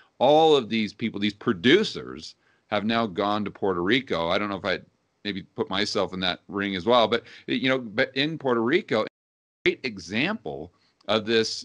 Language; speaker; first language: English; native; English